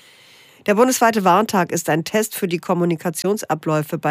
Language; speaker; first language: German; native; German